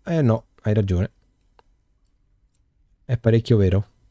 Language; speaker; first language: Italian; native; Italian